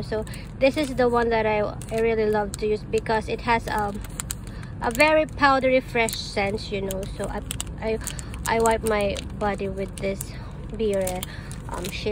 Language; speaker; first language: English; non-native, local second language; Filipino